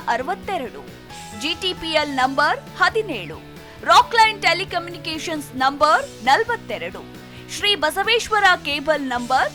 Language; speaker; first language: Kannada; native; Kannada